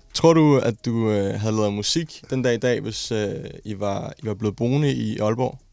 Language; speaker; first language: Danish; native; Danish